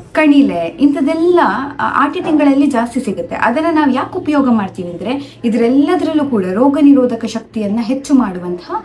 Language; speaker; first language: Kannada; non-native, local second language; Tulu